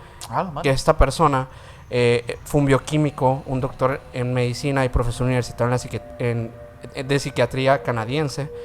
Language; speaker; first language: Spanish; native; Spanish